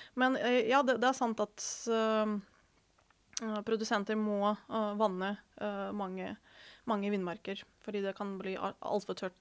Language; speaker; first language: Norwegian; non-native, fluent; Ukrainian